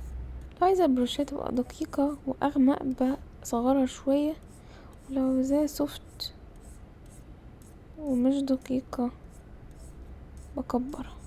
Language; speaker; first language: Arabic; native; Arabic